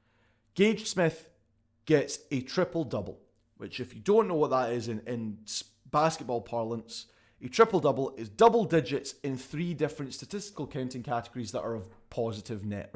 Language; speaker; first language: English; native; English